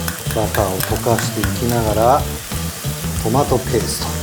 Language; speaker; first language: Japanese; native; Japanese